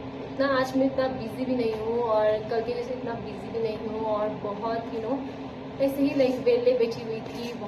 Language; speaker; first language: Hindi; non-native, local second language; Nepali